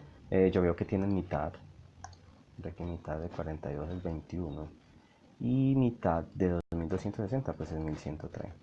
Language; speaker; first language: Spanish; native; Spanish